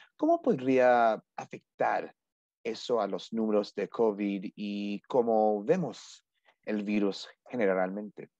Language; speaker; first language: Spanish; non-native, fluent; English